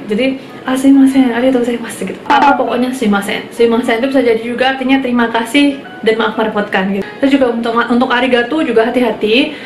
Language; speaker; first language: Indonesian; native; Indonesian